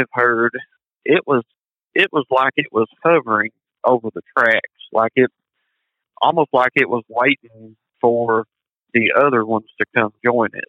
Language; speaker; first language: English; native; English